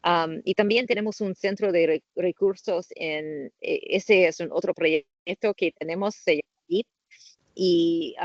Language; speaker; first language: Spanish; non-native, learner; English